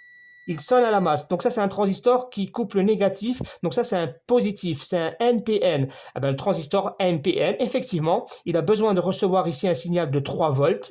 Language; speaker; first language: French; native; French